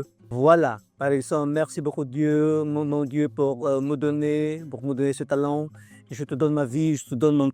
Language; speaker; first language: French; non-native, fluent; Filipino